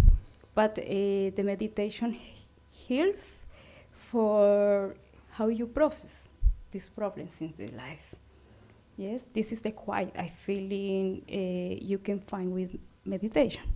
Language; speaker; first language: English; non-native, learner; Spanish